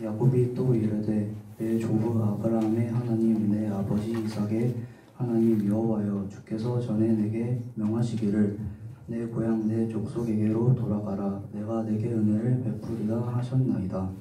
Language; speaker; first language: Korean; native; Korean